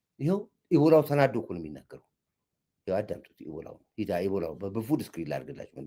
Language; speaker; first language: Amharic; native; Amharic